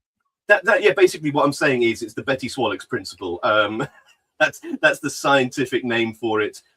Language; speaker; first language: English; native; English